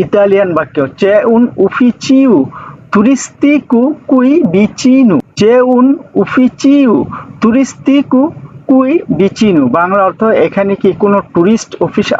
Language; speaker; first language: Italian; non-native, learner; Bangla